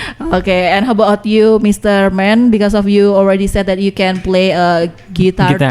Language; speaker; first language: English; non-native, learner; Indonesian